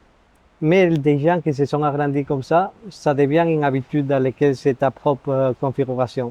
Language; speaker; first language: French; non-native, fluent; Spanish